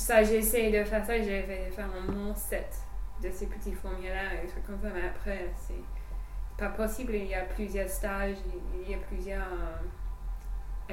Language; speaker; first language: French; non-native, fluent; English